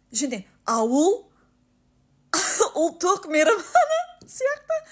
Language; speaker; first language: Kazakh; non-native, learner; English